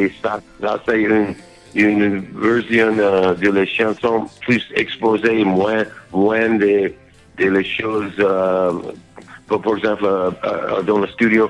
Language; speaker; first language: French; non-native, learner; English